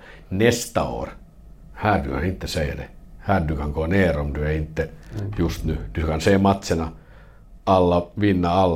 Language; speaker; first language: Swedish; non-native, fluent; Finnish